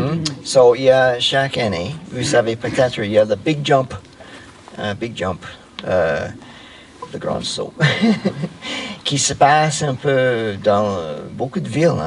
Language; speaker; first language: French; non-native, fluent; English